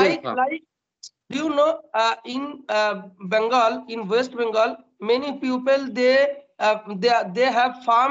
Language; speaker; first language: English; non-native, learner; Bangla